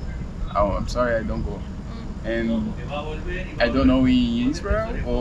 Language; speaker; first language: English; non-native, learner; Portuguese